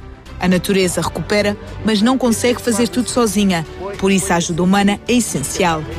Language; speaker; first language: Portuguese; native; Portuguese